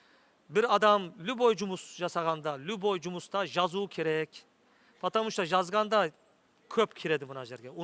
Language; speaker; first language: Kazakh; non-native, learner; Turkish